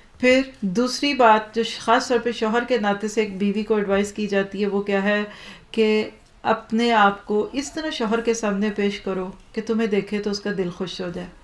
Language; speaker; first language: Urdu; native; Urdu